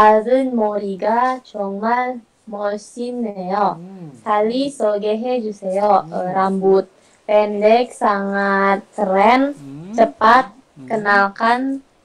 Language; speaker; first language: Korean; non-native, learner; Indonesian